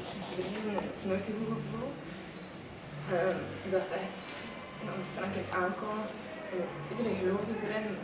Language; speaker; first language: Dutch; native; Dutch